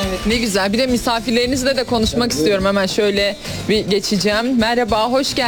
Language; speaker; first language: Turkish; native; Turkish